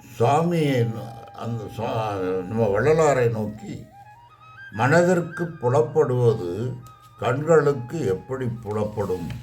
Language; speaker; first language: Tamil; native; Tamil